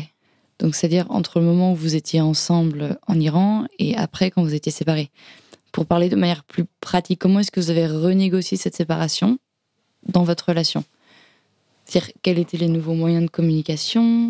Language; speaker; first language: French; native; French